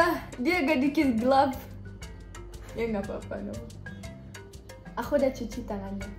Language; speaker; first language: Indonesian; non-native, fluent; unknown